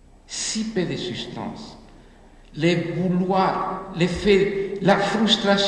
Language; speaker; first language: French; non-native, fluent; Spanish